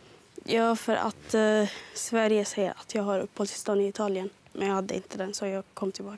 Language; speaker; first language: Swedish; early bilingual, other home language; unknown